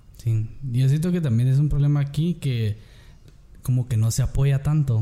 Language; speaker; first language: Spanish; native; Spanish